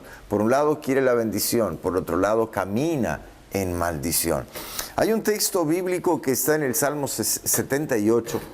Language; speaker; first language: Spanish; native; Spanish